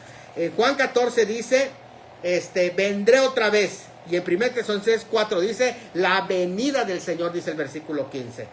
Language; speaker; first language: Spanish; native; Spanish